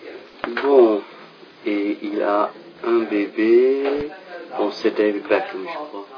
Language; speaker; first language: French; non-native, fluent; English